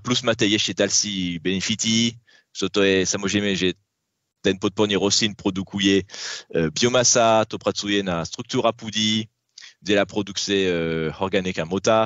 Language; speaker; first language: Czech; non-native, learner; French